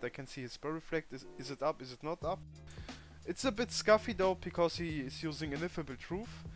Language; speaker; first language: English; non-native, fluent; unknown